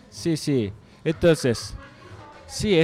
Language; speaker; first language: Spanish; non-native, learner; Japanese